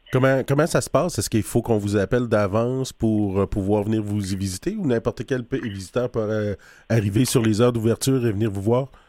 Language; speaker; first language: French; native; French